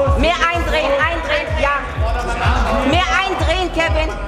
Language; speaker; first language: German; native; German